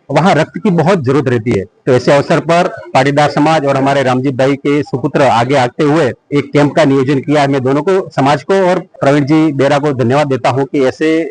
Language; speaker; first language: Hindi; non-native, local second language; Marathi